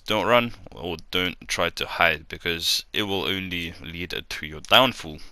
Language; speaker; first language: English; native; English